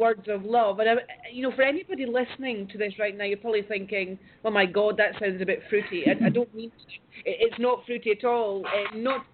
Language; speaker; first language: English; native; English